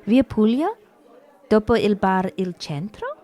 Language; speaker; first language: Italian; non-native, learner; English